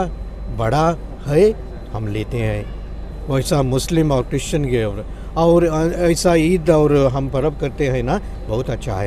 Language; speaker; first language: Hindi; non-native, local second language; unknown